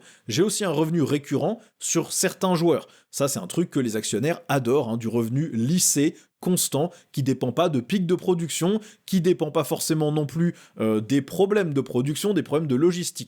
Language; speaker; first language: French; native; French